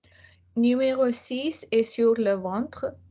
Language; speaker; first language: French; non-native, learner; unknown